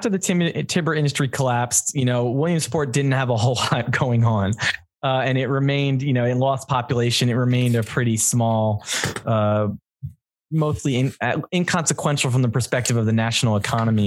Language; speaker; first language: English; native; English